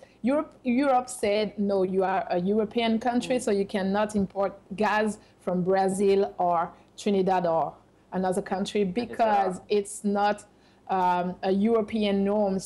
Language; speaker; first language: English; non-native, fluent; French